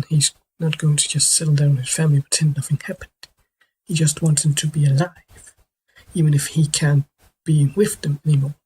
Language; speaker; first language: English; non-native, fluent; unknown